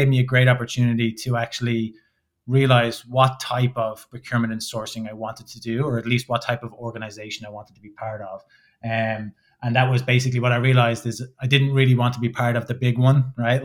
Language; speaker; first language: English; native; English